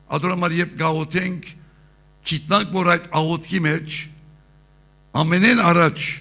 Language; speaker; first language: Armenian; early bilingual, heritage; Armenian